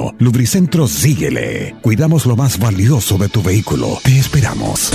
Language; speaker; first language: Spanish; native; Spanish